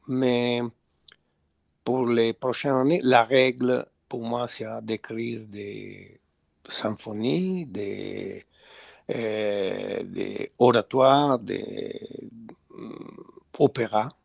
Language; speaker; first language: French; non-native, fluent; Italian